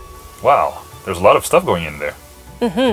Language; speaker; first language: English; non-native, local second language; French